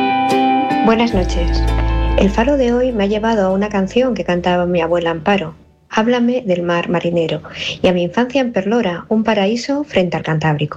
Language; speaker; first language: Spanish; native; Spanish